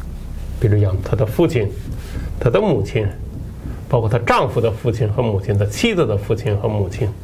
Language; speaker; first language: Chinese; native; Chinese